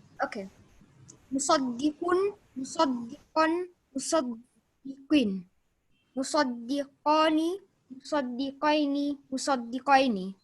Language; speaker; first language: Arabic; non-native, learner; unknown